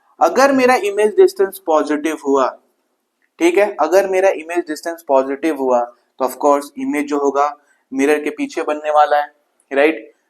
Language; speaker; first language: Hindi; non-native, local second language; Bangla